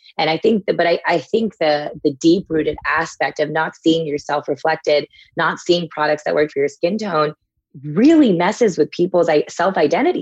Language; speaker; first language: English; native; English